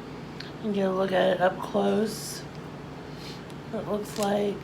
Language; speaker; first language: English; native; English